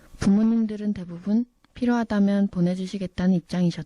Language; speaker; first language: Korean; native; Korean